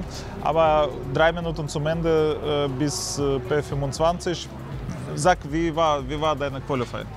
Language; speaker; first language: German; non-native, learner; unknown